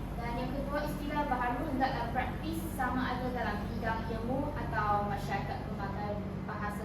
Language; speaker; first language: Malay; non-native, local second language; Chinese